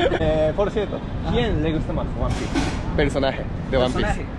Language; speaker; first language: Spanish; non-native, learner; Japanese